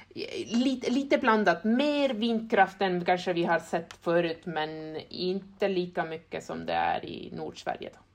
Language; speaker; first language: Swedish; non-native, fluent; Estonian